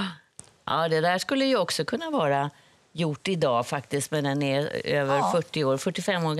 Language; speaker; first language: Swedish; native; Swedish